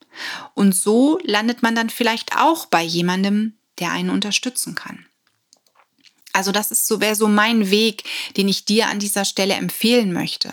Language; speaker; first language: German; native; German